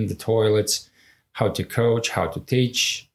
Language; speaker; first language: English; non-native, fluent; Latvian